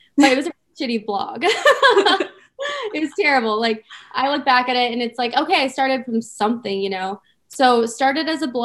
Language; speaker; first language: English; native; English